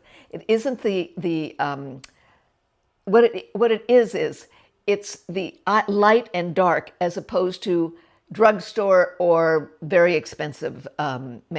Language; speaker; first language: English; native; English